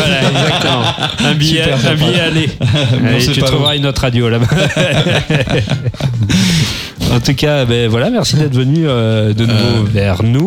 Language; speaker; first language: French; native; French